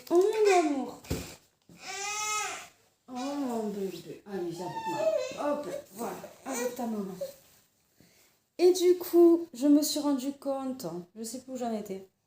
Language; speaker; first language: French; native; French